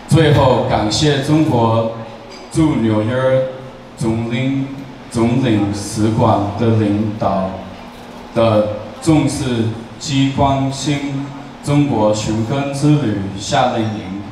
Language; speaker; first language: Chinese; early bilingual, heritage; Chinese